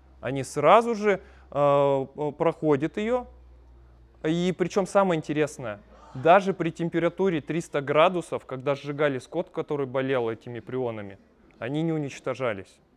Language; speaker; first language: Russian; native; Russian